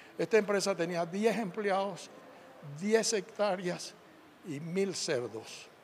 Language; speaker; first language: Spanish; native; Spanish